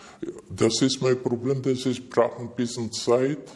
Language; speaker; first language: German; non-native, learner; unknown